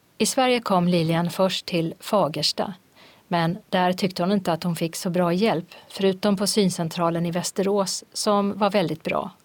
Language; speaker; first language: Swedish; native; Swedish